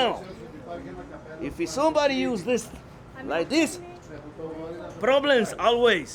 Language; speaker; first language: English; non-native, learner; Spanish